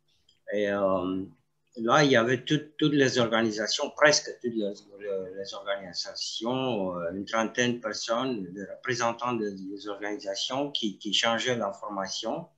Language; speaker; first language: French; non-native, fluent; Romanian